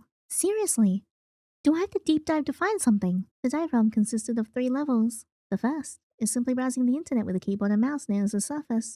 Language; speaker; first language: English; native; English